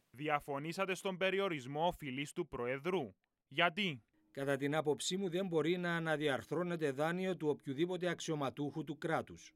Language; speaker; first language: Greek; native; Greek